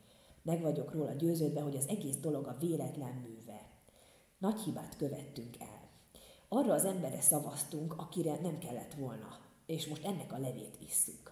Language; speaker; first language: Hungarian; native; Hungarian